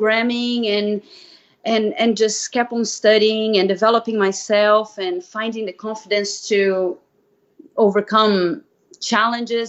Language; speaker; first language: English; non-native, fluent; Portuguese